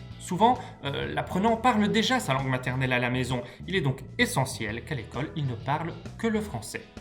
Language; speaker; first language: French; native; French